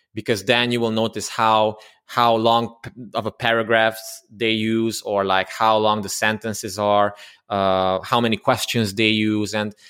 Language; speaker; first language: English; non-native, fluent; Romanian